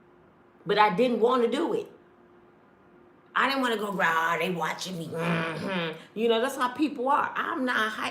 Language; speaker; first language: English; native; English